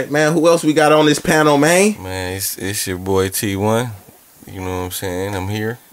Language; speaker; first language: English; native; English